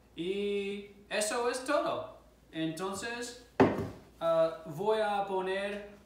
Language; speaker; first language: Spanish; non-native, fluent; English